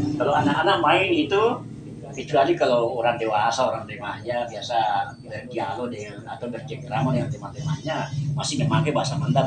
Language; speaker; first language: Indonesian; non-native, local second language; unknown